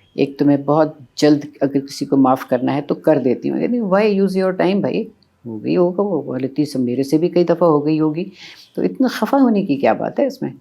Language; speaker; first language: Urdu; native; Urdu